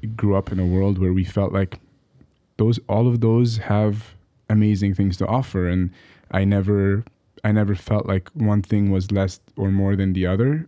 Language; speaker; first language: English; early bilingual, other home language; Arabic